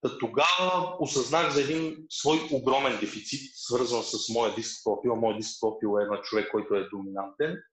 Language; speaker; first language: Bulgarian; early bilingual, other home language; Russian